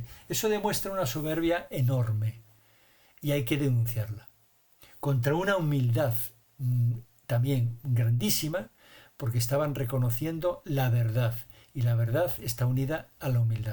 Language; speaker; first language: Spanish; native; Spanish